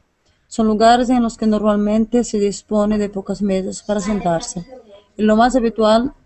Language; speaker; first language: Spanish; non-native, learner; Portuguese